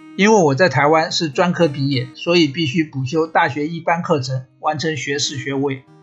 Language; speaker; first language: Chinese; native; Chinese